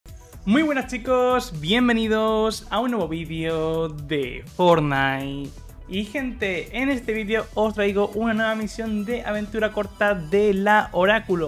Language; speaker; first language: Spanish; native; Spanish